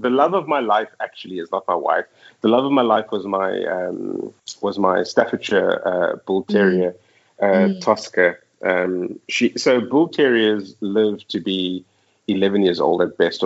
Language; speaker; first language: English; native; English